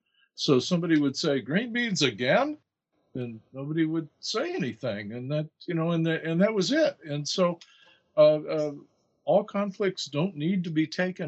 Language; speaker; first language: English; native; English